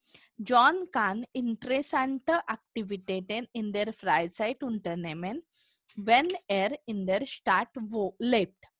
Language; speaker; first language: German; non-native, fluent; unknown